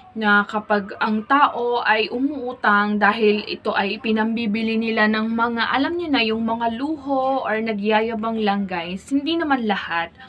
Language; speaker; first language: Filipino; native; Filipino